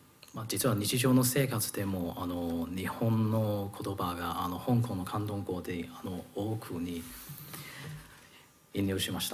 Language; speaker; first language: Japanese; non-native, learner; Cantonese